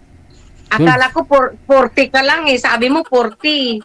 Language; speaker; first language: Filipino; non-native, local second language; Cebuano